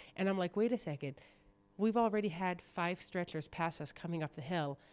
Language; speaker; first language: English; native; English